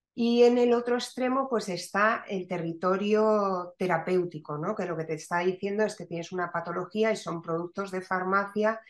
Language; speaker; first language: Spanish; native; Spanish